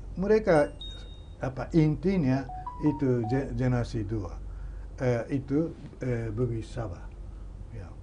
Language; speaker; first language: Indonesian; non-native, fluent; Japanese